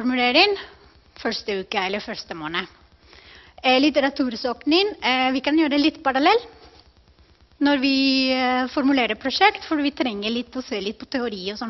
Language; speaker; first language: Norwegian; non-native, fluent; Spanish